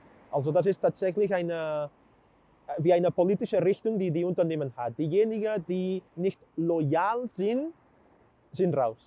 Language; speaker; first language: German; non-native, fluent; Catalan